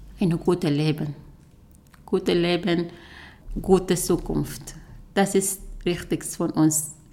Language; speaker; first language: German; non-native, learner; Arabic